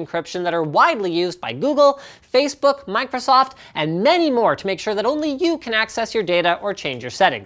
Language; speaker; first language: English; native; English